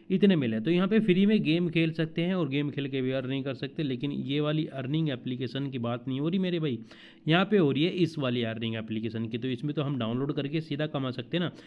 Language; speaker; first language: Hindi; native; Hindi